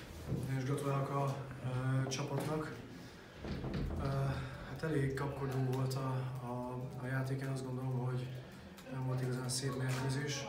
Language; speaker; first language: Hungarian; native; Hungarian